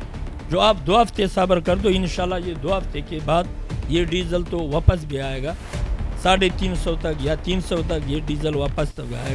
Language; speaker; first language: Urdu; non-native, local second language; Pashto